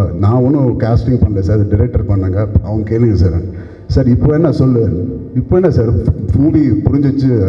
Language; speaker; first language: Tamil; non-native, learner; Telugu